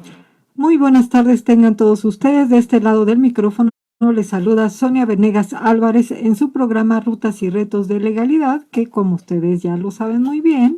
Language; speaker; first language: Spanish; native; Spanish